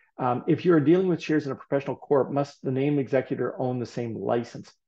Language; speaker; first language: English; native; English